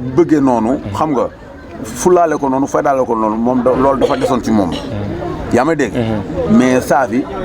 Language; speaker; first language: Wolof; native; Wolof